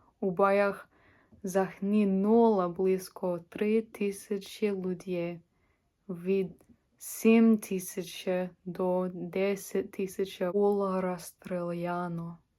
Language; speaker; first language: Ukrainian; non-native, learner; English